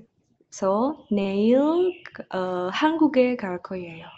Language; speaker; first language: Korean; non-native, learner; Indonesian